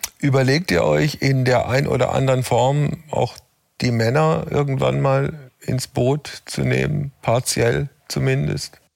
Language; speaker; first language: German; native; German